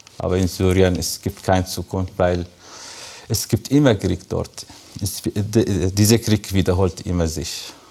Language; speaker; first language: German; non-native, learner; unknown